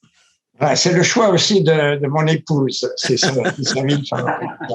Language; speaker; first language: French; native; French